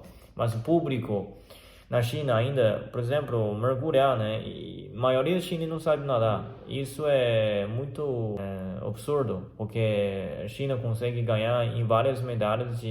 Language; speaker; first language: Portuguese; non-native, learner; Chinese